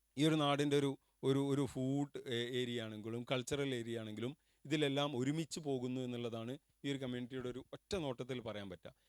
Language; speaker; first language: Malayalam; native; Malayalam